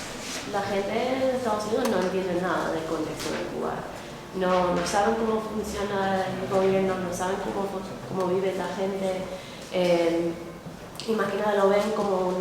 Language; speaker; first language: Spanish; non-native, fluent; English